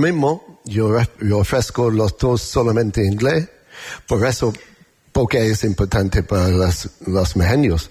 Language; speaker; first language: Spanish; non-native, learner; English